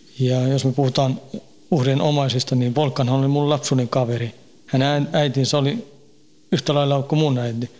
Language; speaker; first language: Finnish; early bilingual, heritage; Finnish